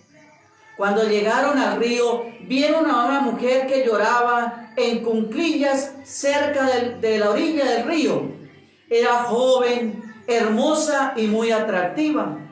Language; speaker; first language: Spanish; native; Spanish